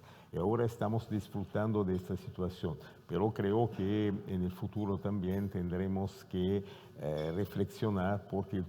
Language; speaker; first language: Spanish; non-native, fluent; Italian